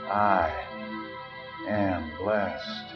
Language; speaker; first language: English; native; English